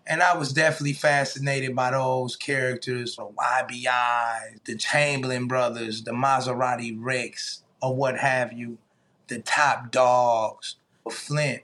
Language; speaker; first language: English; native; English